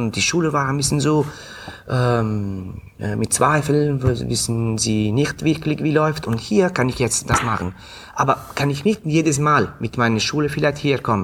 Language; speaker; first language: German; non-native, fluent; Italian